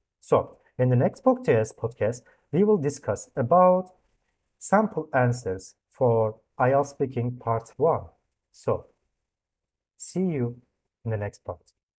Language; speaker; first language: English; non-native, fluent; Turkish